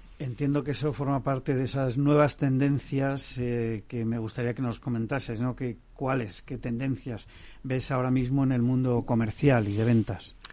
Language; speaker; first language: Spanish; native; Spanish